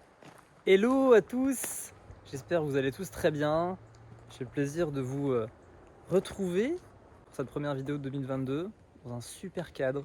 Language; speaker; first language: French; native; French